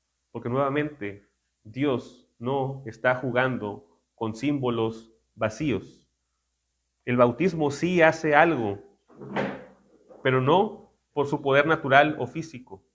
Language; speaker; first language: Spanish; native; Spanish